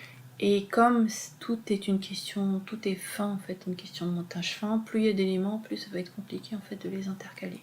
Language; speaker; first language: French; native; French